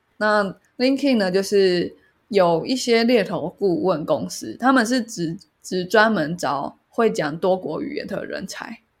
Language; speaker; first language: Chinese; native; Chinese